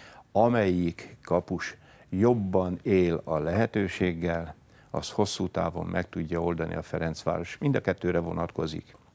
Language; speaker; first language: Hungarian; native; Hungarian